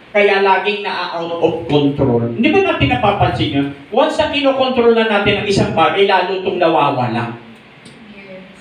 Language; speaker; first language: Filipino; non-native, local second language; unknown